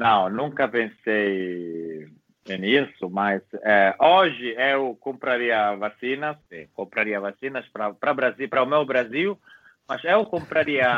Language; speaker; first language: Portuguese; non-native, fluent; Italian